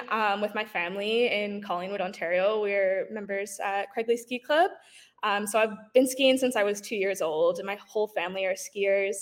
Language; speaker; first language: English; native; English